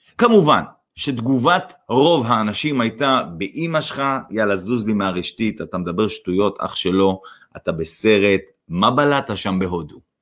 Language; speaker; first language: Hebrew; non-native, fluent; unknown